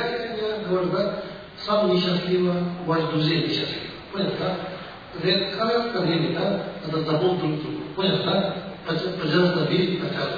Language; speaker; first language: Russian; non-native, learner; Tibetan